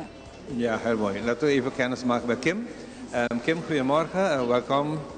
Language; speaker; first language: Dutch; non-native, local second language; Papiamento